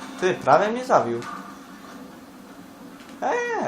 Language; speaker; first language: Polish; native; Polish